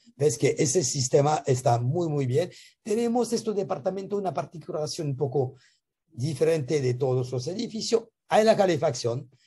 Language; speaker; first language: Spanish; non-native, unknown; French